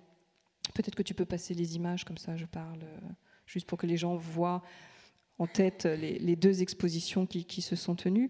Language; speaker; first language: French; native; French